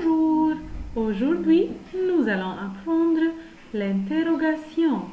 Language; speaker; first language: French; non-native, fluent; Arabic